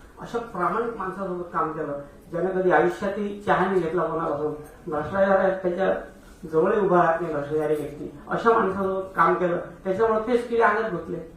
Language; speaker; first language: Marathi; non-native, local second language; Hindi